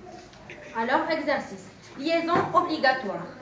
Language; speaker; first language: French; non-native, learner; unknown